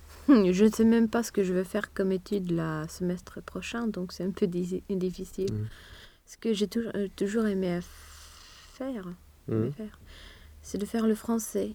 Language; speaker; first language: French; non-native, fluent; Swedish